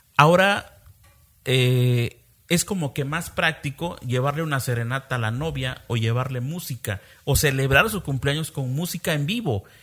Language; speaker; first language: Spanish; native; Spanish